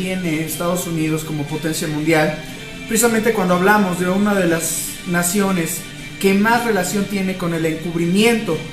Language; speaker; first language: Spanish; native; Spanish